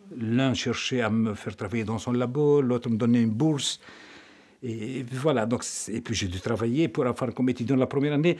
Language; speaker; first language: French; non-native, local second language; Arabic